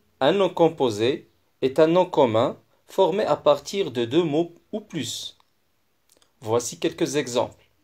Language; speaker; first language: French; non-native, local second language; Arabic